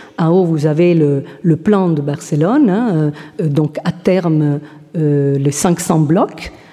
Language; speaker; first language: French; non-native, fluent; Italian